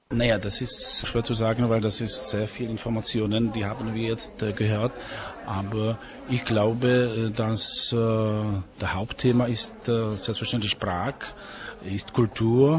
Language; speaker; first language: German; non-native, learner; Czech